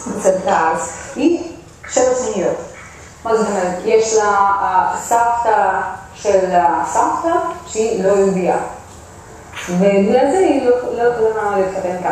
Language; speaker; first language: Hebrew; non-native, fluent; Russian